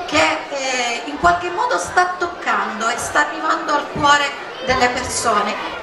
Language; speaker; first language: Italian; native; Italian